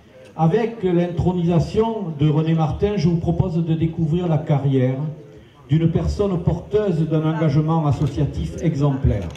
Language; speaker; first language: French; native; French